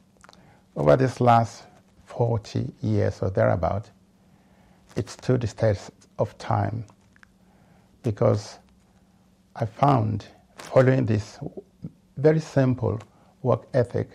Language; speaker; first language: English; non-native, local second language; Yoruba